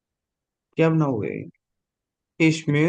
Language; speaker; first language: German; non-native, fluent; Hindi